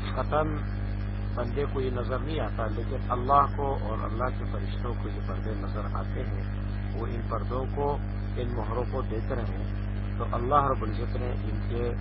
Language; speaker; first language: Urdu; non-native, local second language; Pashto